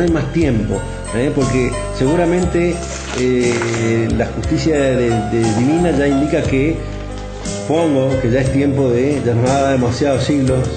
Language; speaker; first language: Spanish; native; Spanish